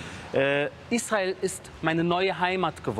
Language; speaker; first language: German; early bilingual, other home language; Persian